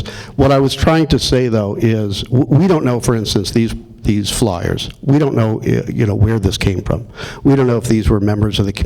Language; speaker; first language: English; native; English